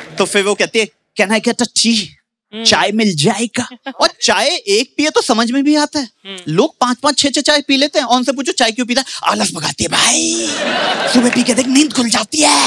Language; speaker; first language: Hindi; native; Hindi